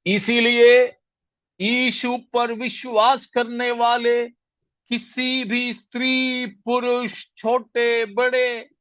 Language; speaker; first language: Hindi; non-native, local second language; Malayalam